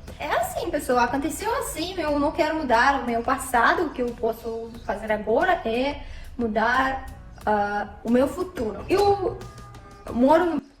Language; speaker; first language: Portuguese; non-native, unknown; Russian